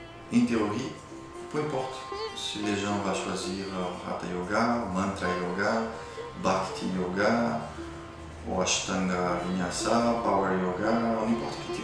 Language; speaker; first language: French; non-native, fluent; Portuguese